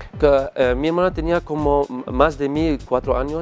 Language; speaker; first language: Spanish; non-native, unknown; Arabic